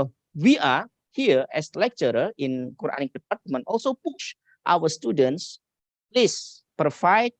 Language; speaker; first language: English; non-native, learner; Indonesian